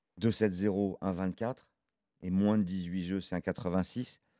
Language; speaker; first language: French; native; French